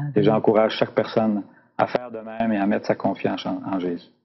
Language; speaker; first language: French; native; French